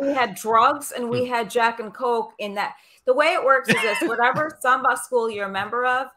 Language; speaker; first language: English; early bilingual, other home language; Portuguese